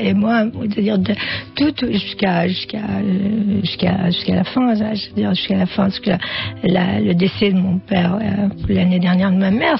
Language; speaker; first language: French; non-native, fluent; Arabic